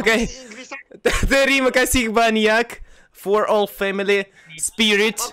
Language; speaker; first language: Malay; non-native, learner; Russian